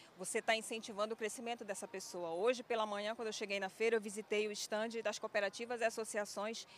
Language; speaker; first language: Portuguese; native; Portuguese